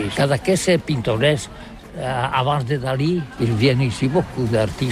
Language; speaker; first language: French; non-native, learner; Catalan